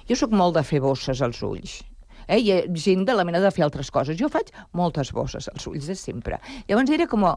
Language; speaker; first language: Catalan; early bilingual, other home language; Spanish